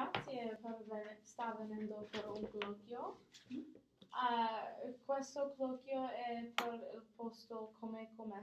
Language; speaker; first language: Italian; non-native, learner; English